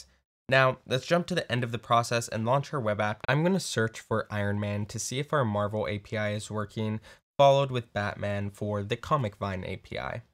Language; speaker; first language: English; native; English